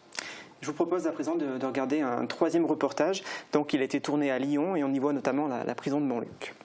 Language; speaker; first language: French; native; French